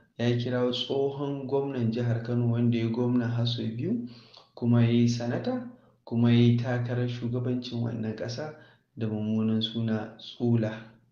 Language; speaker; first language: Hausa; native; Hausa